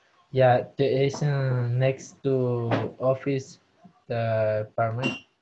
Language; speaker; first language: English; non-native, learner; Spanish